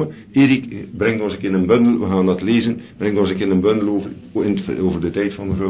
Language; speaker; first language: Dutch; native; Dutch